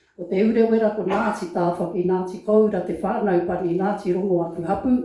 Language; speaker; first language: Māori; native; Māori